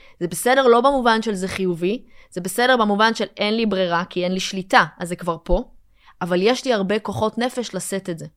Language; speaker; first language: Hebrew; early bilingual, other home language; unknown